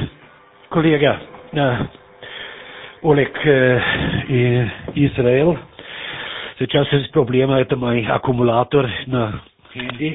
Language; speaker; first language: Russian; non-native, learner; German